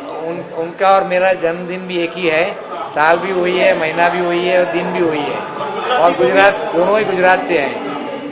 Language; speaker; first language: Hindi; non-native, local second language; Gujarati